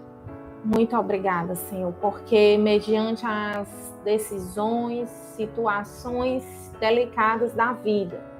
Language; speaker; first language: Portuguese; native; Portuguese